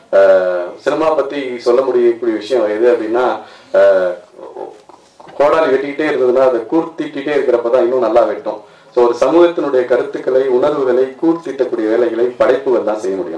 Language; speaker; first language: Tamil; native; Tamil